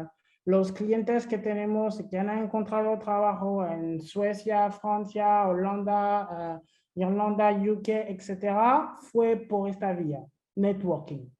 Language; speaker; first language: Spanish; non-native, fluent; French